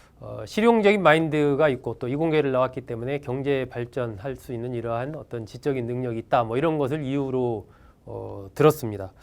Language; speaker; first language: Korean; native; Korean